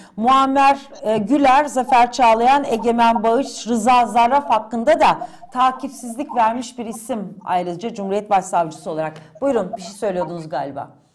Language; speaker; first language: Turkish; native; Turkish